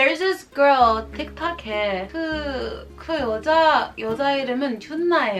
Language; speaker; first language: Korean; non-native, learner; English